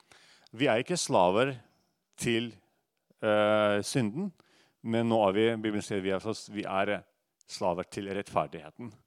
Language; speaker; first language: Norwegian; non-native, fluent; Russian